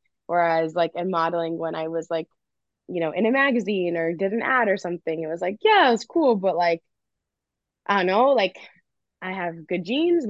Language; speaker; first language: English; native; English